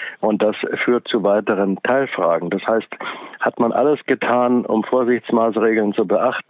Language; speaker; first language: German; native; German